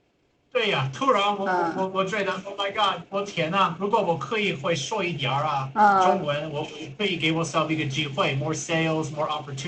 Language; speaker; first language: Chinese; non-native, learner; English